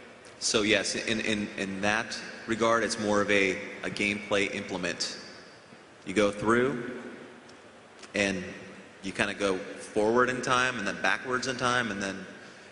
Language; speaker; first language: English; native; English